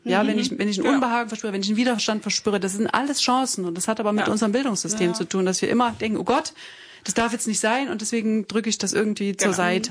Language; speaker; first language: German; native; German